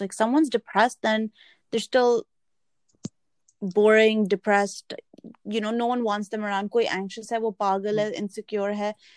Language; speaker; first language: English; non-native, local second language; Hindi